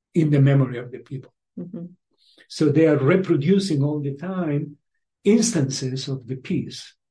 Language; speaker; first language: English; non-native, fluent; Spanish